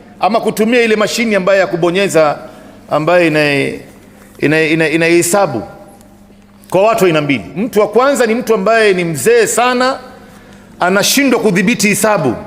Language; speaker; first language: Swahili; native; Swahili